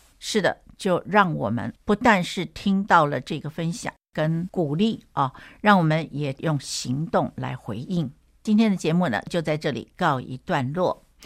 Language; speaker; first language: Chinese; native; Chinese